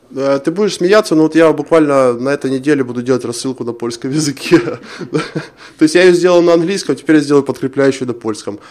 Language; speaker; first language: Russian; non-native, local second language; Ukrainian